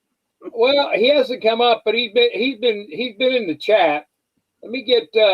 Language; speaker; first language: English; native; English